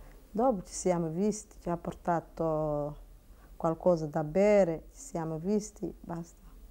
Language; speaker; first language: Italian; non-native, learner; Somali